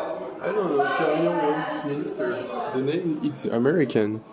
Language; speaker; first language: English; non-native, learner; French